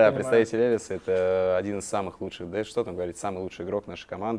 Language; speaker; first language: Russian; native; Russian